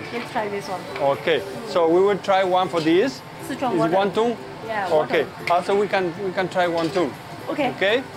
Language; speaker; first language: English; non-native, learner; Spanish